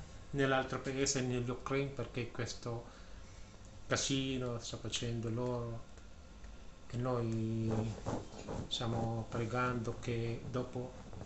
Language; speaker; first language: Italian; non-native, learner; Filipino